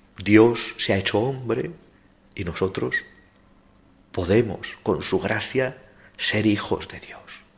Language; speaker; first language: Spanish; native; Spanish